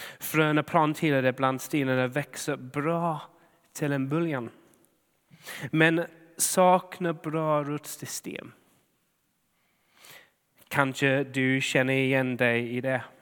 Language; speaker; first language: Swedish; non-native, fluent; English